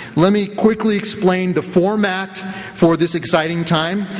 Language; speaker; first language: English; native; English